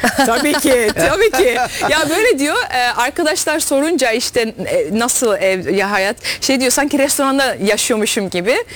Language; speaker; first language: Turkish; early bilingual, heritage; Dutch